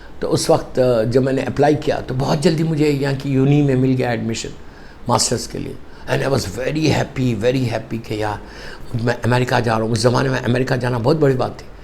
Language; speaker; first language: Urdu; native; Urdu